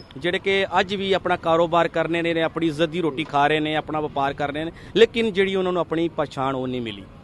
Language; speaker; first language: Punjabi; early bilingual, heritage; Punjabi